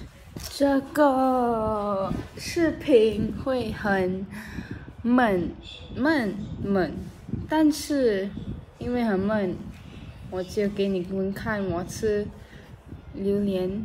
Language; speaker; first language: Chinese; non-native, local second language; English